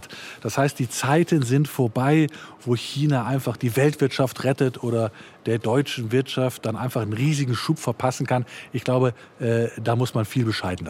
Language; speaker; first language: German; native; German